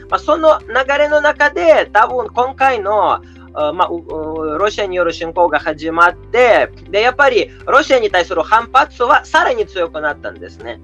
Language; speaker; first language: Japanese; non-native, fluent; Russian